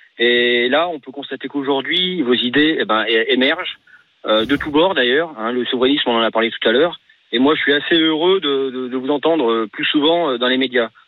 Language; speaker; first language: French; native; French